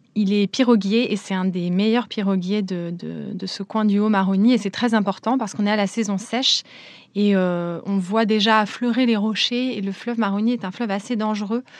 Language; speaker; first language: French; native; French